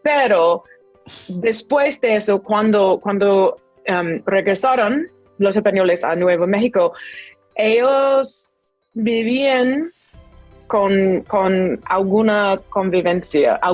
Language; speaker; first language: Spanish; non-native, fluent; English